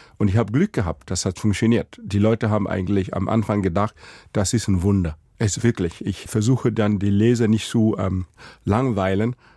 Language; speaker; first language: German; non-native, fluent; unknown